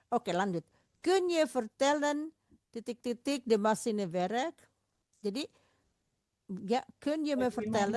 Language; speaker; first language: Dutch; non-native, fluent; Indonesian